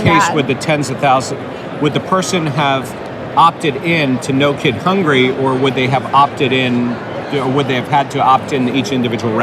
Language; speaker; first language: English; native; English